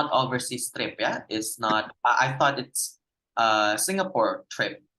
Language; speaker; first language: English; non-native, fluent; Indonesian